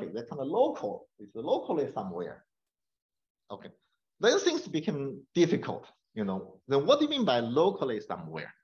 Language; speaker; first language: English; non-native, fluent; Chinese